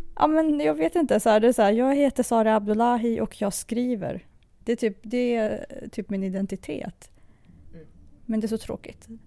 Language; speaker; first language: Swedish; early bilingual, other home language; Persian